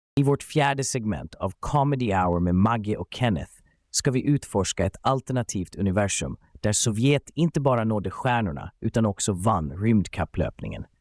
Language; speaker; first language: Swedish; native; Swedish